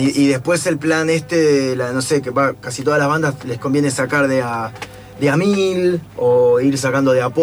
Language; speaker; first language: Spanish; native; Spanish